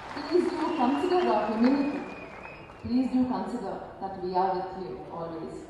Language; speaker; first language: English; non-native, local second language; Kannada